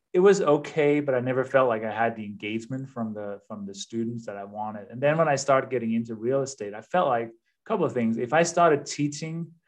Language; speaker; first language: English; non-native, fluent; Danish